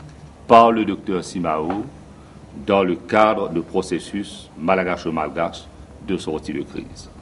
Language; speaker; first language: French; non-native, local second language; Morisyen